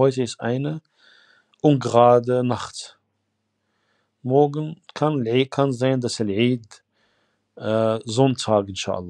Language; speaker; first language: German; non-native, fluent; Arabic